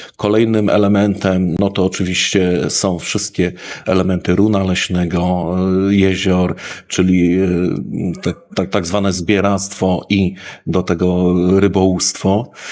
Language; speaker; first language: Polish; native; Polish